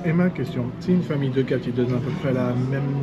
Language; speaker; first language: French; native; French